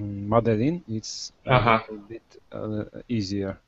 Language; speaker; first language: English; non-native, learner; Russian